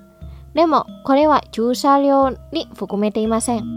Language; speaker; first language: Japanese; non-native, fluent; Indonesian